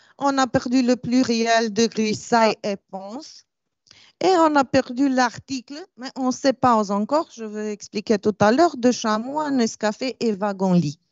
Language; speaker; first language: French; non-native, fluent; Romanian